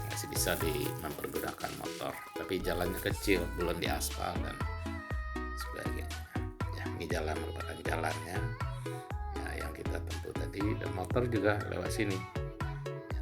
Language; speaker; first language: Indonesian; non-native, local second language; Minangkabau